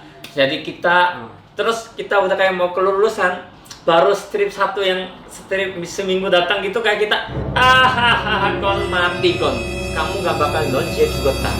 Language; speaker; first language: Indonesian; non-native, fluent; Korean